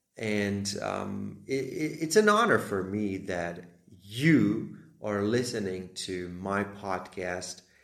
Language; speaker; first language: English; non-native, fluent; Slovak